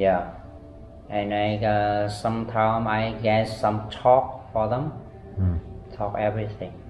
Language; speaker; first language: English; non-native, learner; Vietnamese